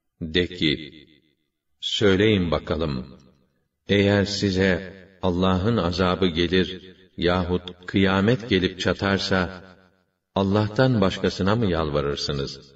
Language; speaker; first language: Turkish; native; Turkish